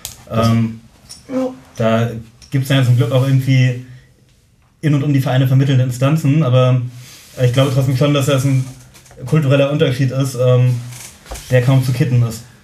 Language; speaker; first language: German; native; German